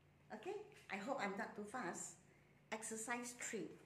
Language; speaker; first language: English; non-native, local second language; Malay